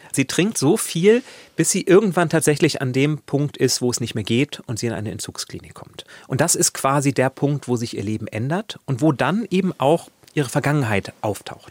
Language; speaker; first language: German; native; German